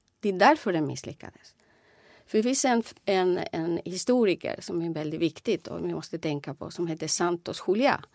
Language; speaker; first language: Swedish; non-native, fluent; Spanish